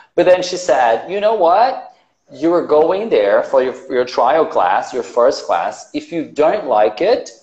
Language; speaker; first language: English; non-native, fluent; Portuguese